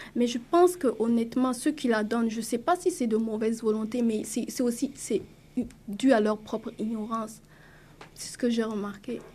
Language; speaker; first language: French; non-native, local second language; Mossi